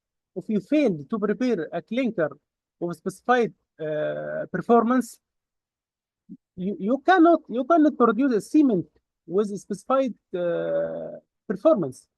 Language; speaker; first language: English; non-native, fluent; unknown